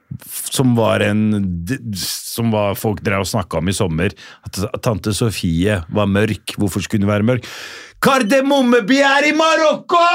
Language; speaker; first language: Norwegian; native; Norwegian